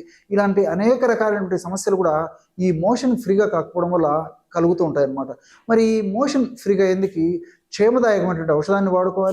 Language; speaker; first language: Telugu; native; Telugu